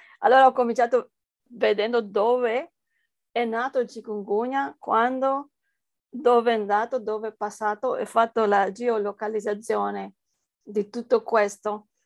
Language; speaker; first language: Italian; non-native, fluent; Spanish